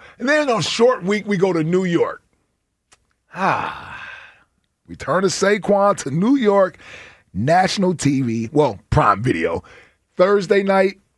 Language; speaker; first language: English; native; English